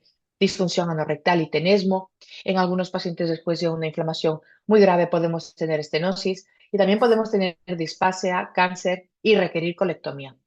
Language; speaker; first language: Spanish; native; Spanish